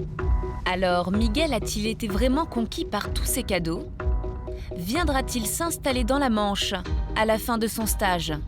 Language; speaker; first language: French; native; French